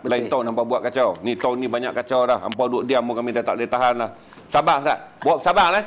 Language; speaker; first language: Malay; native; Malay